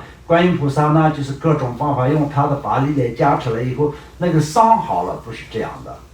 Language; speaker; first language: Chinese; non-native, local second language; Tibetan